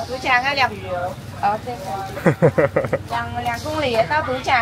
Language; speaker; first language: Chinese; non-native, learner; Vietnamese